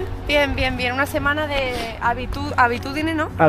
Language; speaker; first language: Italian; non-native, learner; Spanish